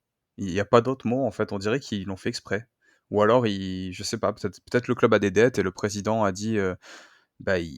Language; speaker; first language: French; native; French